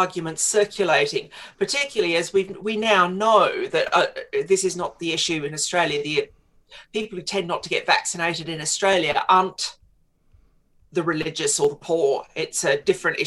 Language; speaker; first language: English; native; English